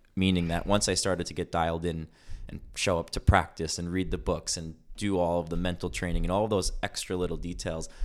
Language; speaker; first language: English; early bilingual, other home language; Greek